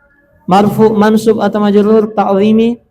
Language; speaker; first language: Arabic; non-native, fluent; Indonesian